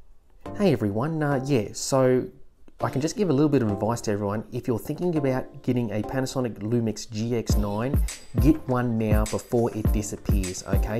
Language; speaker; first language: English; native; English